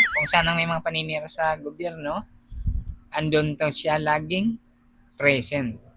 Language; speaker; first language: Filipino; native; Filipino